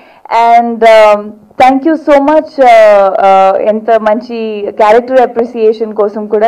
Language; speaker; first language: Telugu; non-native, local second language; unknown